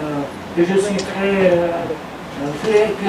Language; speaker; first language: French; non-native, learner; Vietnamese